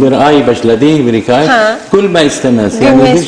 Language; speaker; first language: Turkish; non-native, learner; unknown